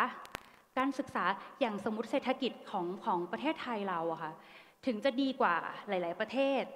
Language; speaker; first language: Thai; native; Thai